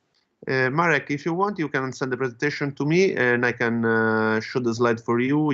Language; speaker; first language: English; non-native, fluent; Italian